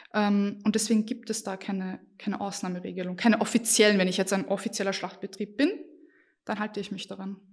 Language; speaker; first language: German; early bilingual, other home language; Bosnian